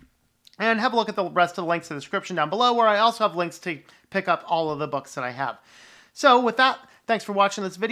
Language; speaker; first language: English; native; English